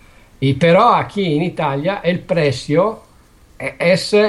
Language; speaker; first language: Spanish; non-native, learner; Italian